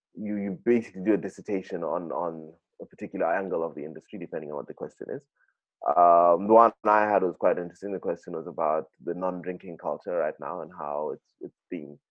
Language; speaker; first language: English; native; English